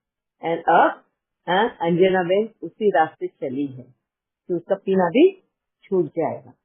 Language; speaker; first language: Hindi; native; Hindi